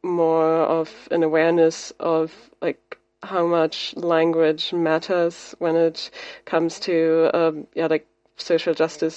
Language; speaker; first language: English; non-native, fluent; German